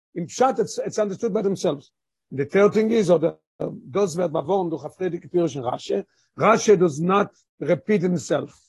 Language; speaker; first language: English; non-native, fluent; Hebrew